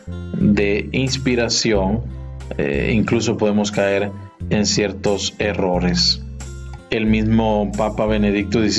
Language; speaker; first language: Spanish; native; Spanish